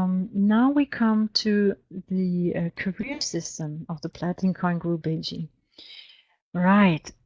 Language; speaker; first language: English; non-native, fluent; German